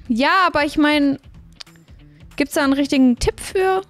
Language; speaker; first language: German; native; German